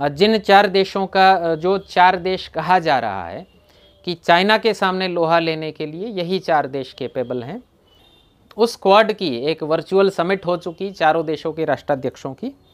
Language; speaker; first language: Hindi; non-native, local second language; Gujarati